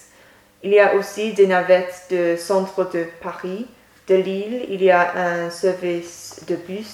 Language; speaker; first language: French; non-native, learner; English